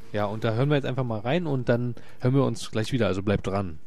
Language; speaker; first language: German; native; German